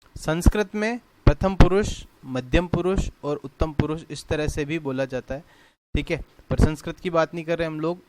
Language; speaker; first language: Hindi; native; Hindi